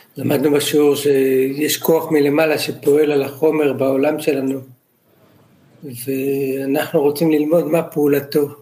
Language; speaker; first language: Hebrew; non-native, learner; Dutch